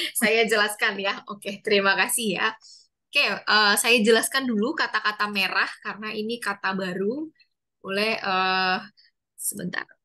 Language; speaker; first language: Indonesian; native; Indonesian